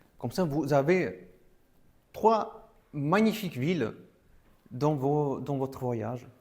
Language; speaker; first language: French; non-native, fluent; German